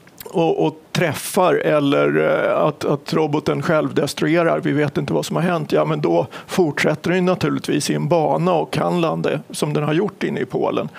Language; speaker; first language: Swedish; native; Swedish